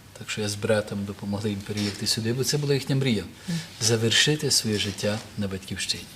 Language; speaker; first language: Ukrainian; early bilingual, heritage; Ukrainian